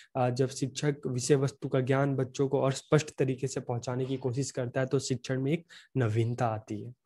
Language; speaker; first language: Hindi; native; Hindi